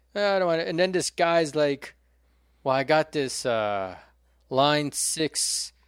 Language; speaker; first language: English; non-native, fluent; Portuguese